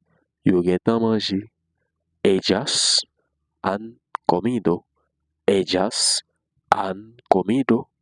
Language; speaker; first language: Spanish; non-native, learner; Haitian Creole